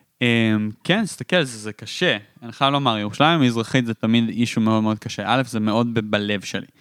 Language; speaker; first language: Hebrew; native; Hebrew